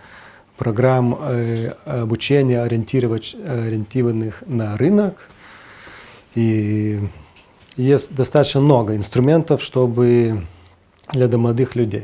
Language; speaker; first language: Russian; non-native, fluent; Lithuanian